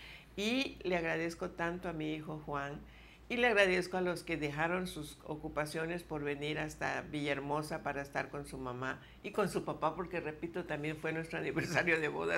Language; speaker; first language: Spanish; native; Spanish